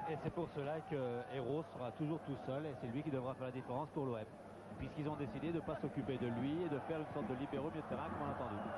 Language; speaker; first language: French; native; French